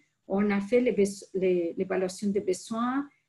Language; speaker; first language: French; non-native, fluent; Spanish